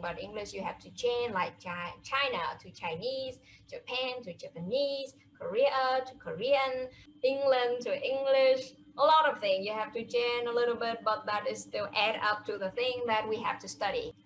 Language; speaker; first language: English; non-native, fluent; Vietnamese